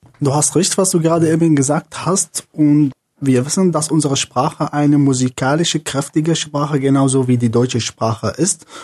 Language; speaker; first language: German; non-native, fluent; Arabic